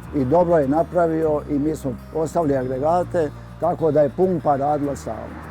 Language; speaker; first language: Bosnian; native; Bosnian